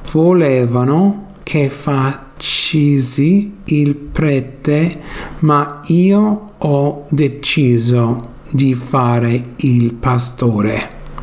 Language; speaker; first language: Italian; non-native, learner; English